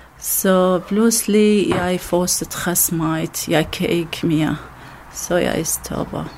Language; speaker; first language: Danish; non-native, learner; Arabic